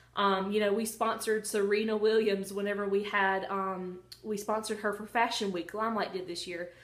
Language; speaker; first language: English; native; English